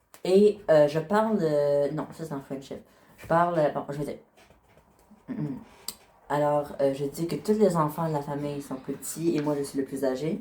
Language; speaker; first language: French; native; French